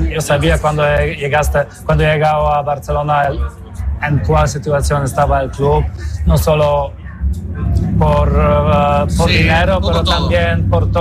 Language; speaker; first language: Spanish; non-native, fluent; Polish